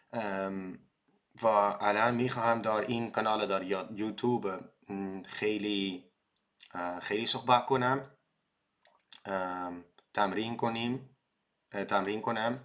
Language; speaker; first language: Persian; non-native, learner; Dutch